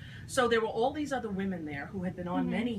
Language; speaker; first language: English; native; English